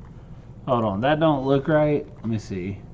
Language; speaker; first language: English; native; English